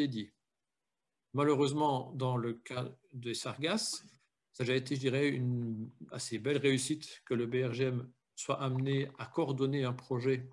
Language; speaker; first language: French; native; French